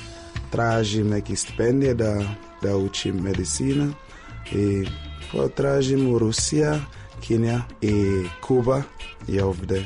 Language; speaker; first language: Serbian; non-native, learner; English